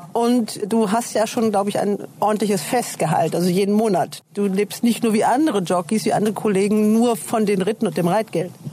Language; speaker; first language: German; native; German